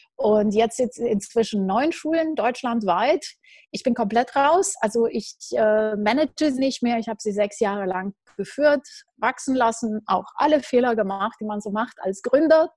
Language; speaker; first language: German; non-native, fluent; Romanian